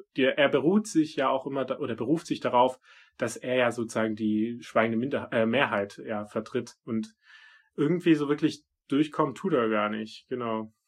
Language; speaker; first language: German; native; German